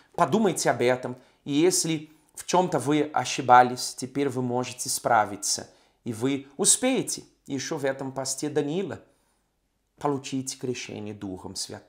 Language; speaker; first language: Russian; non-native, fluent; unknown